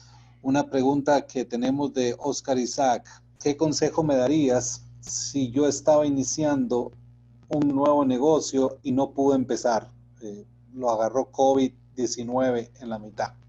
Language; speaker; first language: Spanish; native; Spanish